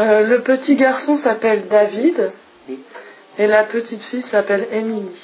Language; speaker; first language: French; non-native, fluent; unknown